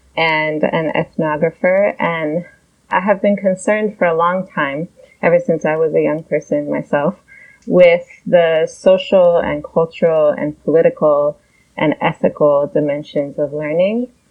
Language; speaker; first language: English; early bilingual, other home language; Persian